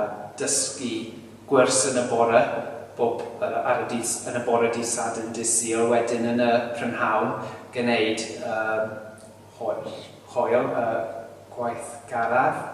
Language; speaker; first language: Welsh; non-native, learner; English